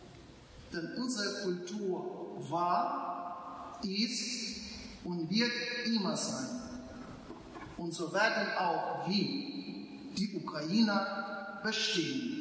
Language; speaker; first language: German; non-native, fluent; Ukrainian